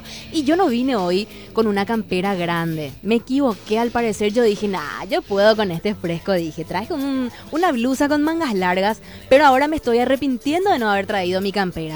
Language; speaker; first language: Spanish; native; Spanish